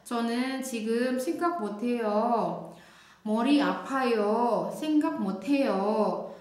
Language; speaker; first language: Korean; non-native, fluent; Indonesian